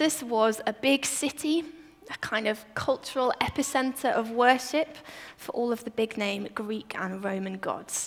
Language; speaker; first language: English; native; English